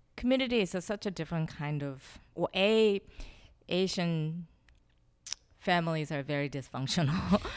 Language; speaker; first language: English; non-native, fluent; Korean